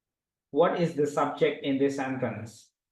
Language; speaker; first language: English; non-native, fluent; Indonesian